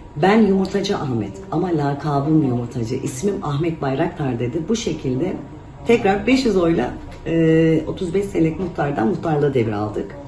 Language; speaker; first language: Turkish; native; Turkish